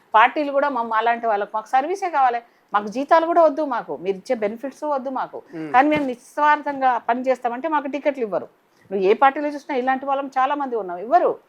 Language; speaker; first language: Telugu; native; Telugu